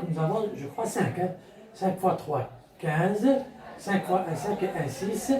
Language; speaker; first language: French; non-native, local second language; Arabic